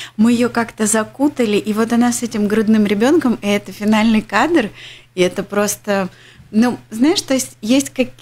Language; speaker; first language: Russian; native; Russian